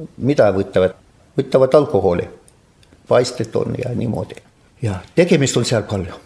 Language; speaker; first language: Estonian; non-native, local second language; Russian